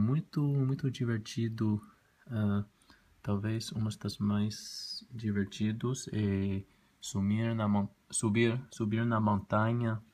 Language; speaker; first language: Portuguese; non-native, learner; Spanish